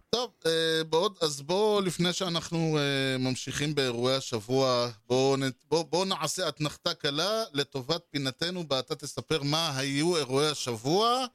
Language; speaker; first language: Hebrew; native; Hebrew